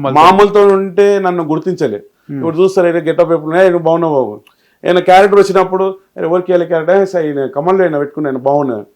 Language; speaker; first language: Telugu; native; Telugu